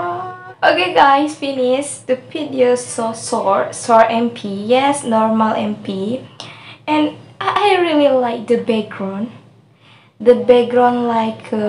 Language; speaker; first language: English; non-native, learner; Indonesian